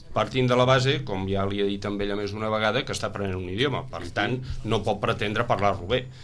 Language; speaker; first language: Catalan; native; Catalan